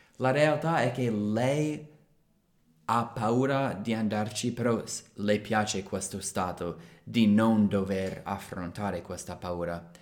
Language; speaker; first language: Italian; non-native, fluent; English